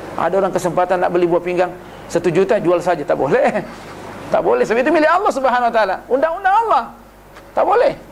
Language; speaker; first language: Malay; non-native, local second language; Buginese